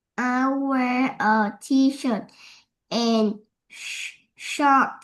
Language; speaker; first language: English; non-native, learner; Vietnamese